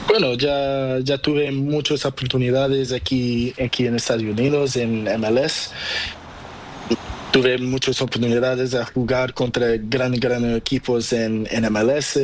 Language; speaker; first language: Spanish; non-native, learner; Portuguese